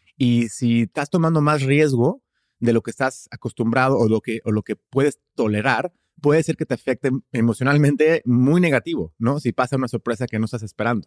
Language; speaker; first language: Spanish; early bilingual, heritage; Spanish